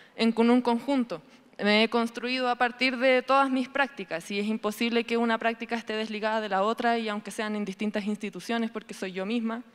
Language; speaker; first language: Spanish; native; Spanish